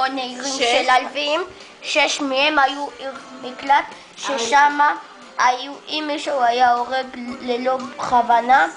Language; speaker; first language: Hebrew; early bilingual, other home language; Spanish